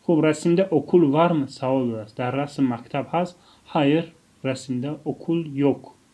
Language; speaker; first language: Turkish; non-native, fluent; Tajik